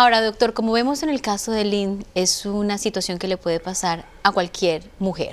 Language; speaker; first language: Spanish; native; Spanish